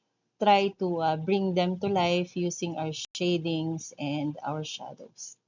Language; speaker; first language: English; non-native, local second language; Filipino